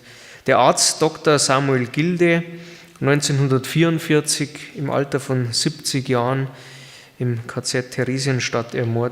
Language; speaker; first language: German; native; German